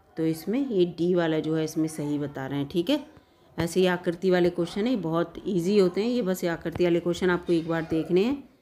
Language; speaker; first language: Hindi; native; Hindi